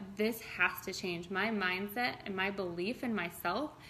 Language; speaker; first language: English; native; English